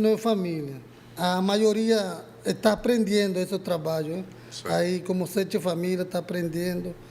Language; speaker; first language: Portuguese; non-native, learner; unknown